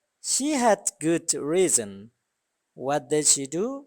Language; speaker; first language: English; non-native, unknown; Burmese